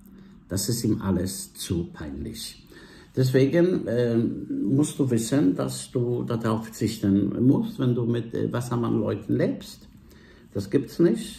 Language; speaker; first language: German; non-native, fluent; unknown